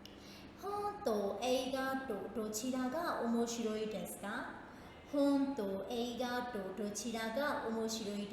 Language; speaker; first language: Japanese; non-native, fluent; Burmese